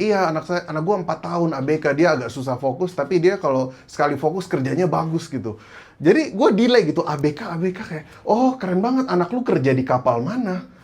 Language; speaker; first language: Indonesian; native; Indonesian